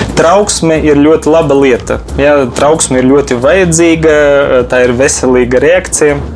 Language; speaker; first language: Latvian; non-native, local second language; Russian